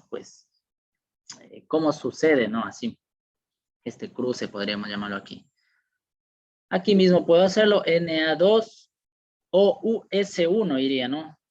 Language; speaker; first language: Spanish; native; Spanish